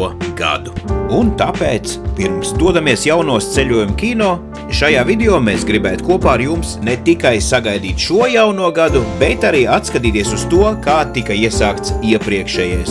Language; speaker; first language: Latvian; native; Latvian